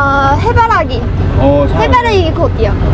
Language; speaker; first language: Korean; non-native, learner; Vietnamese